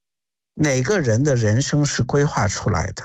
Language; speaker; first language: Chinese; native; Chinese